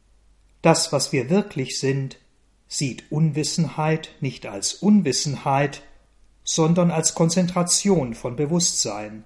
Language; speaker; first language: German; native; German